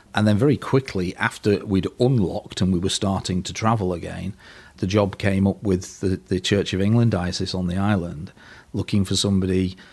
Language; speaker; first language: English; native; English